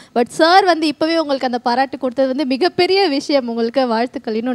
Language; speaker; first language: Tamil; native; Tamil